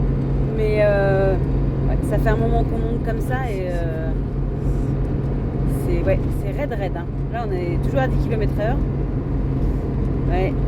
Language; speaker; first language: French; native; French